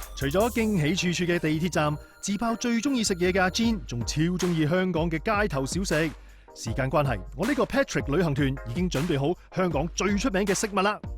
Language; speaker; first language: Cantonese; native; Cantonese